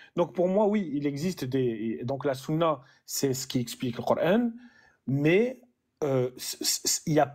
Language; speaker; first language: French; early bilingual, other home language; Arabic